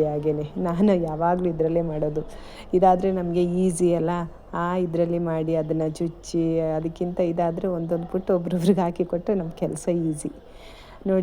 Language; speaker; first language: Kannada; native; Kannada